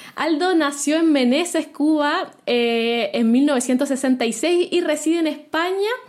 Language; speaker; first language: Spanish; native; Spanish